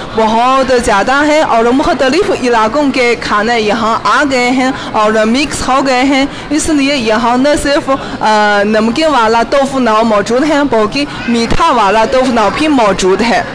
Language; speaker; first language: Hindi; non-native, fluent; Chinese